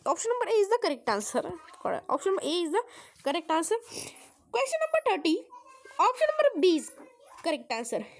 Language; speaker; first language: Hindi; non-native, local second language; Marathi